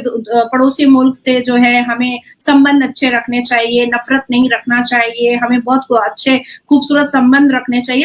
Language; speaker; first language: Hindi; native; Hindi